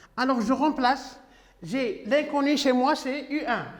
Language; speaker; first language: French; non-native, local second language; Arabic